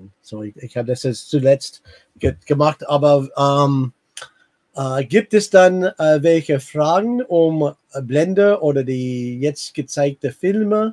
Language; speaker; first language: German; non-native, fluent; English